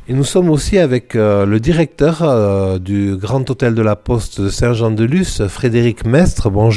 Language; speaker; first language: French; native; French